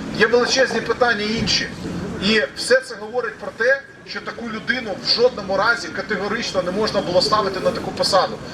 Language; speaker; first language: Ukrainian; native; Ukrainian